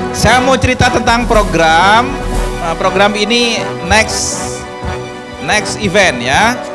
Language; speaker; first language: Indonesian; non-native, local second language; Madurese